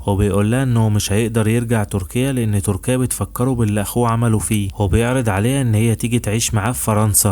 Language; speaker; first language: Arabic; native; Arabic